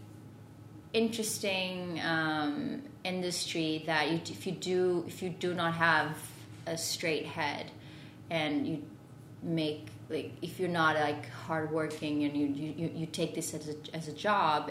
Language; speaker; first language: English; non-native, fluent; Portuguese